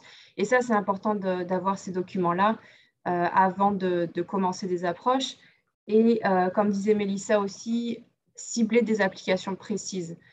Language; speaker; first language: French; native; French